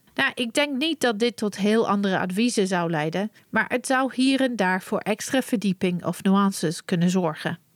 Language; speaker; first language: Dutch; non-native, fluent; English